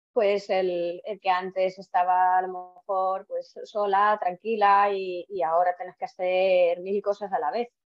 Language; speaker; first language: Spanish; non-native, fluent; Estonian